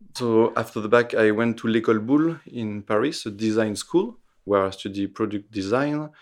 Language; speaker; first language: English; non-native, fluent; French